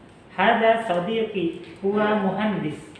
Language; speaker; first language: Arabic; non-native, fluent; Indonesian